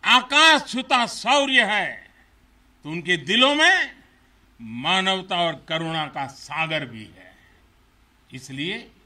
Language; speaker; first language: Hindi; non-native, local second language; Gujarati